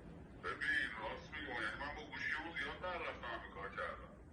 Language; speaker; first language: Persian; native; Persian